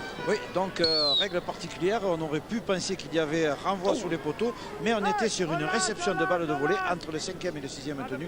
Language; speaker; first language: French; native; French